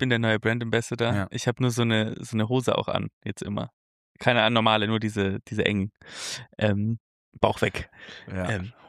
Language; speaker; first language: German; native; German